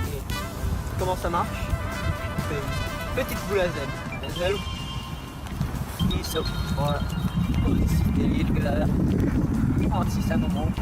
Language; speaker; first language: French; non-native, learner; English